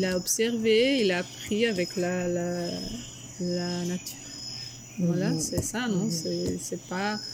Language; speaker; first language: French; non-native, fluent; Portuguese